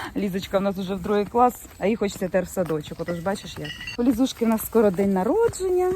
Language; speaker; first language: Ukrainian; native; Ukrainian